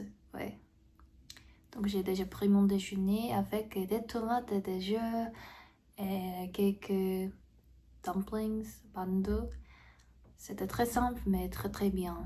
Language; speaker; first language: French; non-native, fluent; Korean